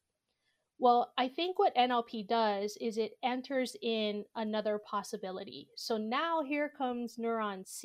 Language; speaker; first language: English; native; English